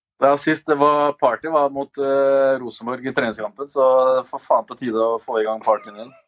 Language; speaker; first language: Norwegian; early bilingual, other home language; Albanian